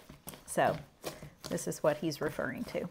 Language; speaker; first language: English; native; English